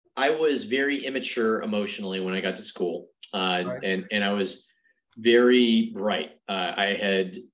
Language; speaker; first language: English; native; English